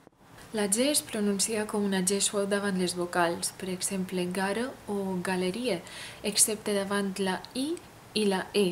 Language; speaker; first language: Catalan; non-native, fluent; Romanian